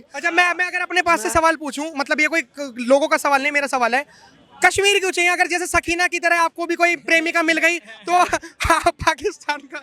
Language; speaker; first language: Hindi; native; Hindi